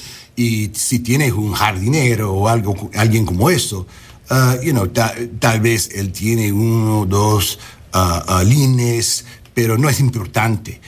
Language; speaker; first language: Spanish; non-native, learner; English